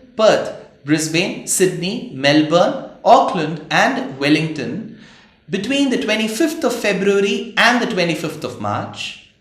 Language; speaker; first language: English; non-native, local second language; Tamil